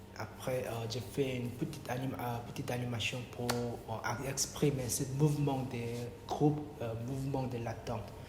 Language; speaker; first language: French; non-native, fluent; Korean